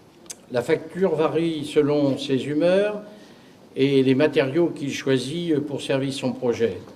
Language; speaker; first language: French; native; French